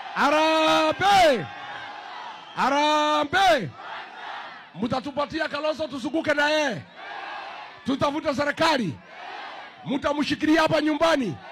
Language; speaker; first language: Swahili; non-native, local second language; Kikuyu